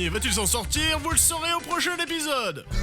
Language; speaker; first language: French; native; French